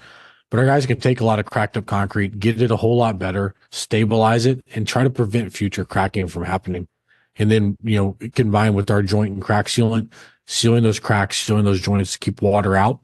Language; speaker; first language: English; native; English